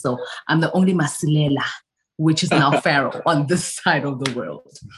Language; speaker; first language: English; non-native, local second language; Zulu